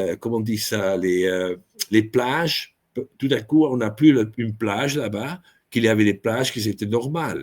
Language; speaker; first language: French; non-native, local second language; German